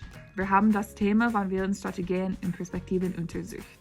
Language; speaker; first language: German; non-native, learner; English